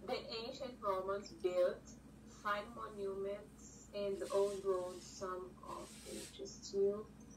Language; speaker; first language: English; non-native, learner; Portuguese